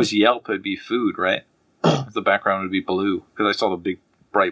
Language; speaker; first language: English; native; English